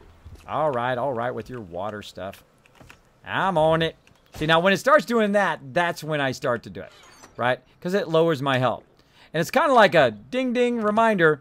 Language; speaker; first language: English; native; English